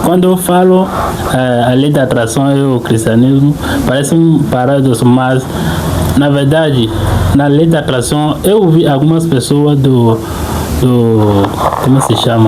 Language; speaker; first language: Portuguese; non-native, fluent; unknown